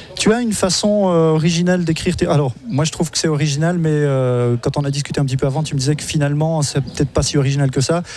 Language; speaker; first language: French; native; French